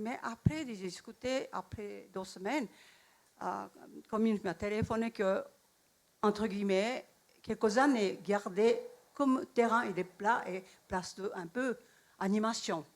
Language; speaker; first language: French; non-native, learner; Japanese